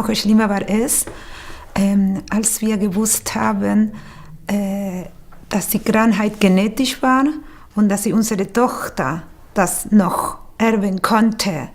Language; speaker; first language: German; non-native, fluent; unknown